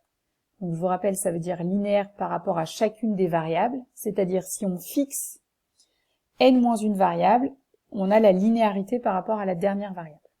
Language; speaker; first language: French; native; French